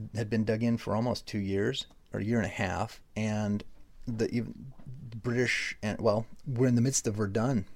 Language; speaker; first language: English; native; English